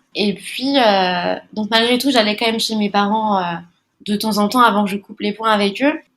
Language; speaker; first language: French; early bilingual, other home language; Malagasy